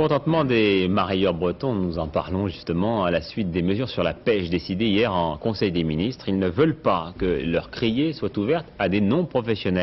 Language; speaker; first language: French; native; French